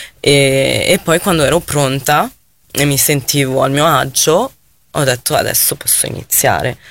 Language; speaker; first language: Italian; non-native, fluent; Arabic